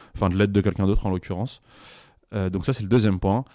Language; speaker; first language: French; native; French